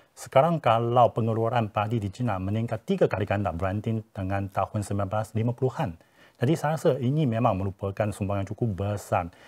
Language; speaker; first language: Malay; non-native, fluent; Chinese